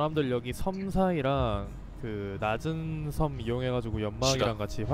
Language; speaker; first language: Korean; native; Korean